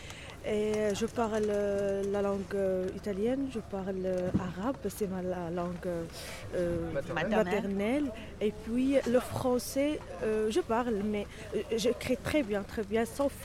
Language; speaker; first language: French; non-native, learner; Arabic